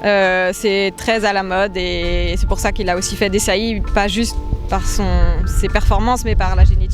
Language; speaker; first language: French; native; French